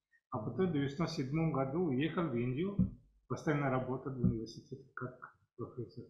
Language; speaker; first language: Russian; non-native, fluent; Assamese